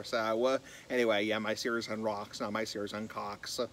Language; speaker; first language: English; native; English